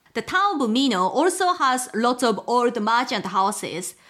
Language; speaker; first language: English; non-native, fluent; Japanese